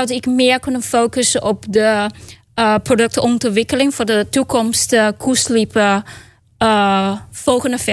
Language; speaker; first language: Dutch; non-native, learner; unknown